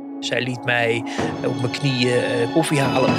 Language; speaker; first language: Dutch; native; Dutch